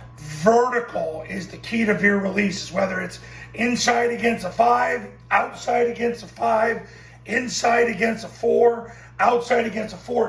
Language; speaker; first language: English; native; English